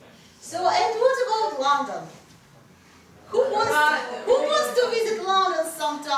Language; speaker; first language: English; non-native, fluent; Russian